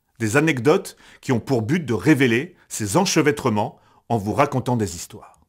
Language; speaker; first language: French; native; French